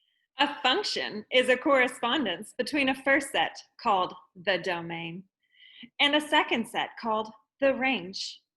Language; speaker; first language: English; native; English